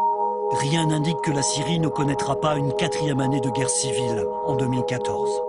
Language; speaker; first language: French; native; French